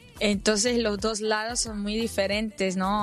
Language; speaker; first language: Spanish; non-native, fluent; Portuguese